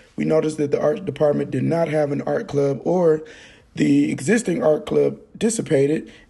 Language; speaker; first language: English; native; English